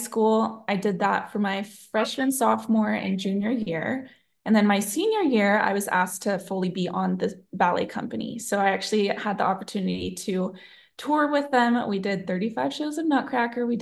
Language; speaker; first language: English; native; English